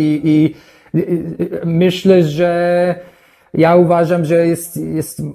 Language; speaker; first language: Polish; non-native, learner; English